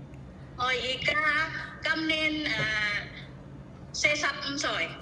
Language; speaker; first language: Cantonese; non-native, learner; Indonesian